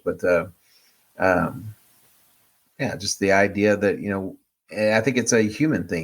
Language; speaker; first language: English; native; English